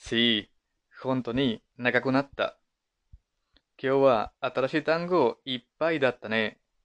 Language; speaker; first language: Japanese; non-native, fluent; Spanish